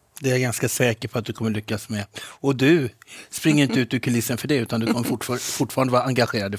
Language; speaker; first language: Swedish; native; Swedish